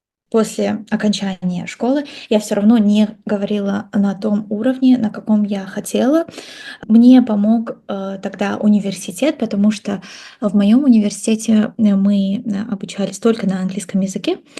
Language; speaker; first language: Russian; non-native, local second language; Kazakh